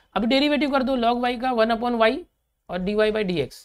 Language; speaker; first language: Hindi; native; Hindi